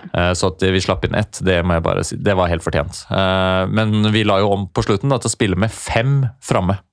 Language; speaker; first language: Norwegian; native; Norwegian